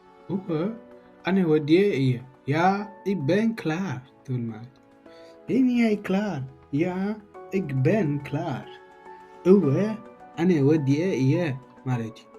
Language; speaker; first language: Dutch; non-native, learner; Tigrinya